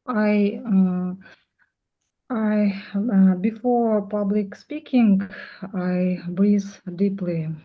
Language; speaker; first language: English; non-native, learner; Russian